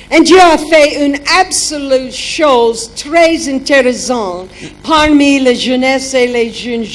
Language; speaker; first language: French; non-native, learner; German